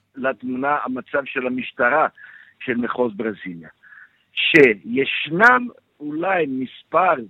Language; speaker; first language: Hebrew; non-native, fluent; Portuguese